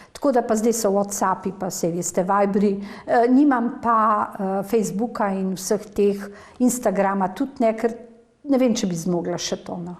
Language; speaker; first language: Slovenian; native; Slovenian